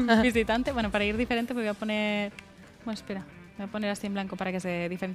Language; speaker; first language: Spanish; native; Spanish